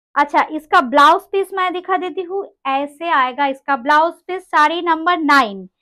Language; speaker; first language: Hindi; non-native, local second language; Bangla